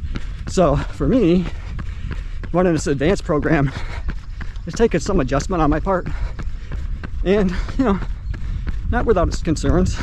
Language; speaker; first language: English; native; English